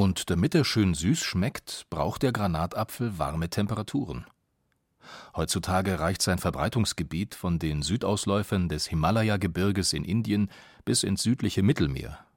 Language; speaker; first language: German; native; German